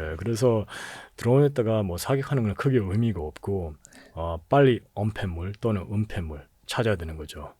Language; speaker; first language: Korean; early bilingual, heritage; Korean